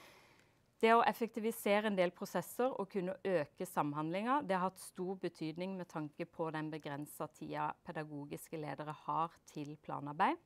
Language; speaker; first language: Norwegian; native; Norwegian